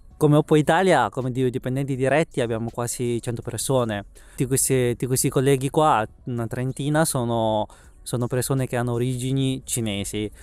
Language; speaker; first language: Italian; early bilingual, other home language; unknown